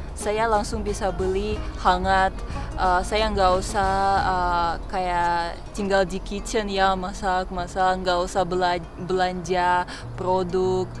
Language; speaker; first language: Indonesian; non-native, fluent; Russian